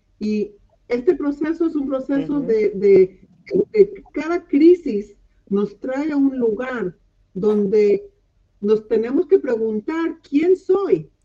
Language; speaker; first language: Spanish; non-native, local second language; English